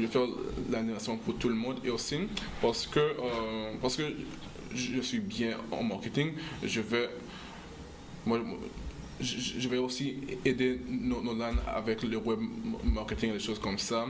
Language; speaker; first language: French; non-native, local second language; English